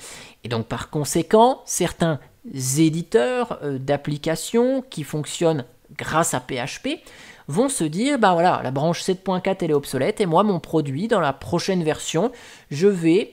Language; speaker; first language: French; native; French